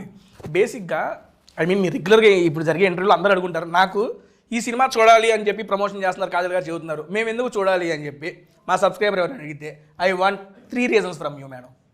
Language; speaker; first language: Telugu; native; Telugu